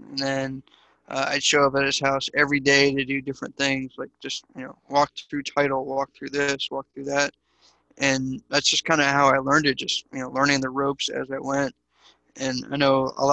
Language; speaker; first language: English; native; English